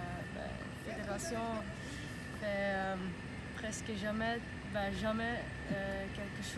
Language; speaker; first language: French; non-native, local second language; Dutch